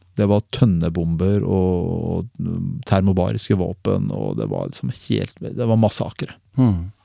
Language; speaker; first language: Norwegian; early bilingual, other home language; Persian